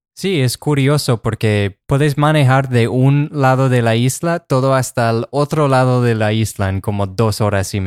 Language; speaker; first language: Spanish; non-native, fluent; English